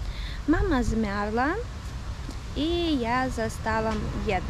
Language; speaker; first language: Polish; early bilingual, heritage; Polish